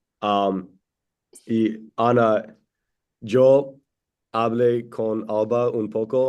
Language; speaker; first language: Spanish; non-native, learner; English